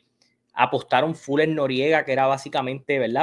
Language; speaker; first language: Spanish; native; Spanish